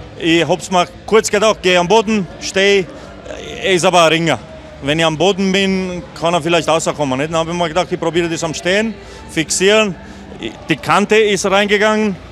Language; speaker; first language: German; non-native, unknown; Albanian